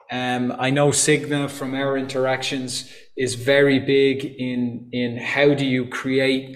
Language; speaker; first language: English; native; English